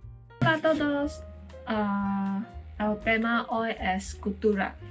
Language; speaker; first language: Spanish; non-native, learner; Malay